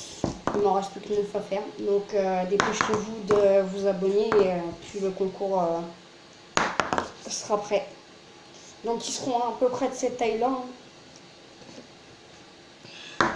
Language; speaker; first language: French; native; French